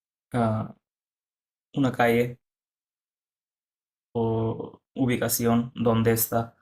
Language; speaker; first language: Spanish; non-native, fluent; Bangla